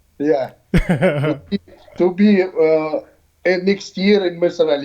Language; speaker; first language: English; non-native, learner; Arabic